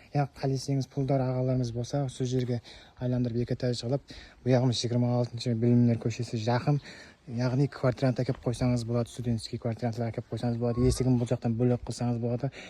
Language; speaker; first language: Uzbek; non-native, local second language; Kara-Kalpak